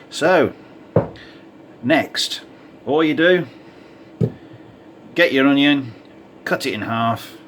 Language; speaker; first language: English; native; English